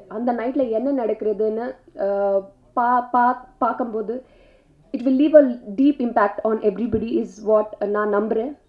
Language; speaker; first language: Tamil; non-native, learner; Telugu